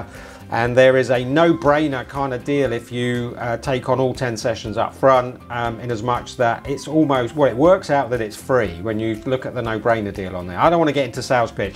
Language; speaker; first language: English; native; English